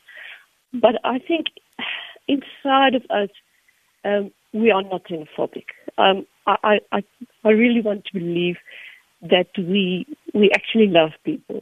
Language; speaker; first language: English; non-native, local second language; Afrikaans